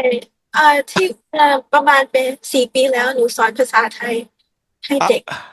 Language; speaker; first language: Thai; early bilingual, heritage; Thai